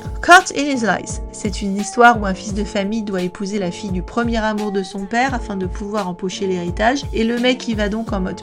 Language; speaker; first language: French; native; French